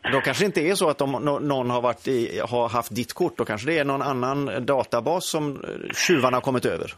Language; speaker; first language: Swedish; native; Swedish